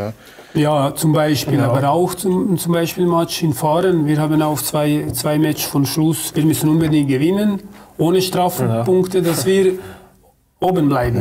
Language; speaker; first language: German; non-native, fluent; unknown